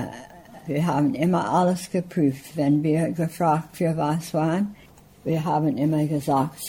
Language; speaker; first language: German; early bilingual, heritage; English